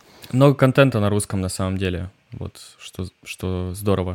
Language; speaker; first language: Russian; native; Russian